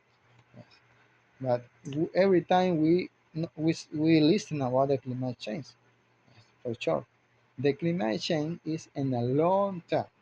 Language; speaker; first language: English; non-native, learner; Spanish